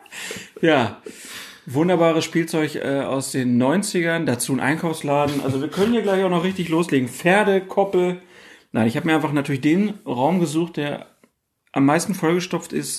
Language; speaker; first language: German; native; German